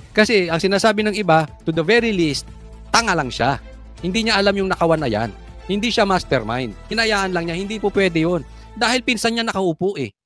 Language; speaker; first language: Filipino; native; Filipino